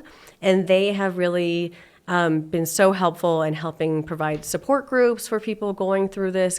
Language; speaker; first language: English; native; English